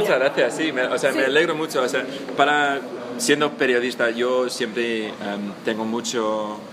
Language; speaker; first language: Spanish; non-native, fluent; English